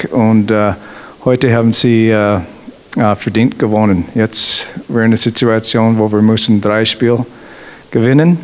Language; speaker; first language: German; non-native, learner; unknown